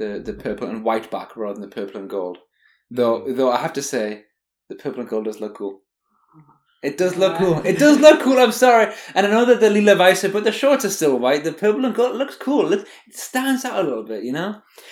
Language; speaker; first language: English; native; English